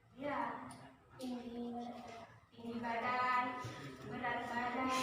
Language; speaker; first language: Indonesian; native; Indonesian